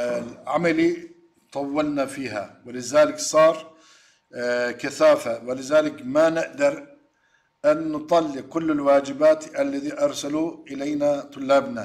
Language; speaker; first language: Arabic; non-native, learner; Turkish